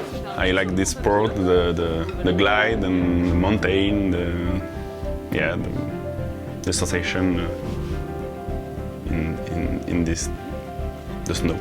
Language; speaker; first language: English; non-native, learner; French